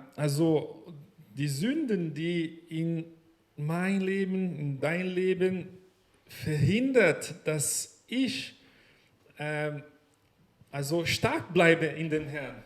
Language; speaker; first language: German; non-native, learner; Portuguese